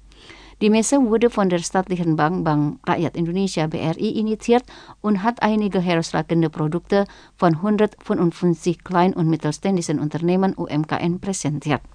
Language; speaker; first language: German; non-native, fluent; Indonesian